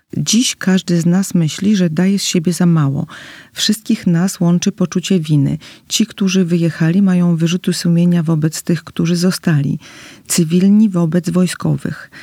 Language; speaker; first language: Polish; native; Polish